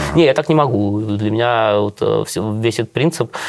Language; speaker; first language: Russian; native; Russian